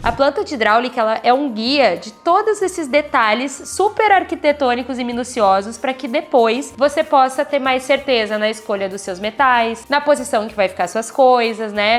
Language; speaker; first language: Portuguese; native; Portuguese